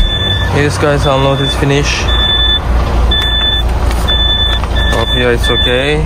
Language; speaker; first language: English; non-native, learner; Turkish